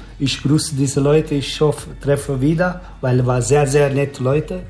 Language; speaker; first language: German; non-native, learner; Turkish